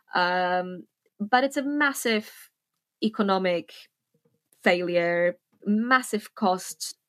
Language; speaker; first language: English; non-native, fluent; Polish